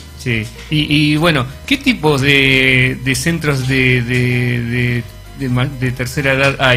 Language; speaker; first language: Spanish; native; Spanish